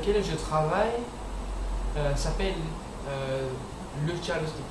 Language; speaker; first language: French; non-native, learner; English